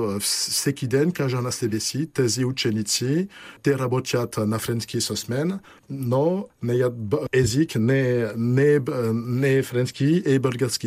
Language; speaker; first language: Bulgarian; non-native, learner; French